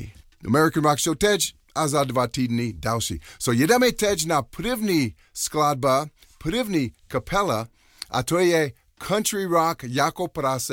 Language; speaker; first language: Czech; non-native, learner; English